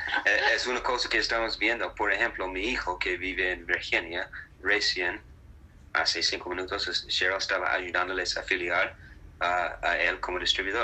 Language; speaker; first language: Spanish; non-native, fluent; English